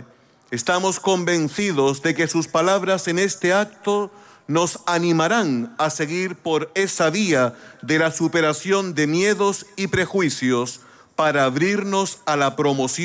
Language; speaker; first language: Spanish; native; Spanish